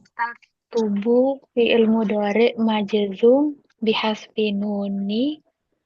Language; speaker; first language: Arabic; non-native, learner; Indonesian